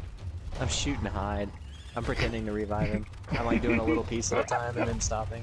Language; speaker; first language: English; native; English